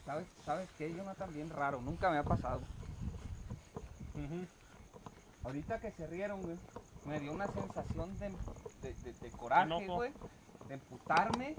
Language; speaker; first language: Spanish; native; Spanish